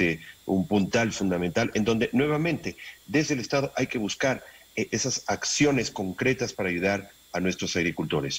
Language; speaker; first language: Spanish; native; Spanish